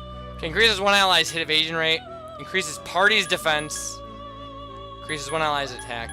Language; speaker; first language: English; native; English